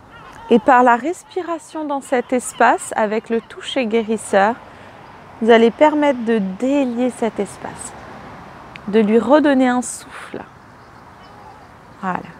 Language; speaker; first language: French; native; French